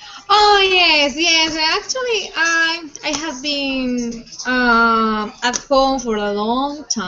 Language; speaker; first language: English; non-native, learner; Spanish